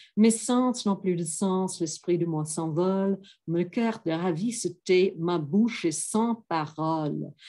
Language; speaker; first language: French; non-native, fluent; English